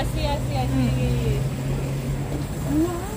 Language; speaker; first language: English; non-native, learner; Japanese